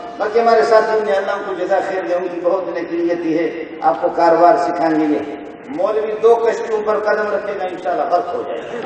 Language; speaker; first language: Urdu; non-native, local second language; Brahui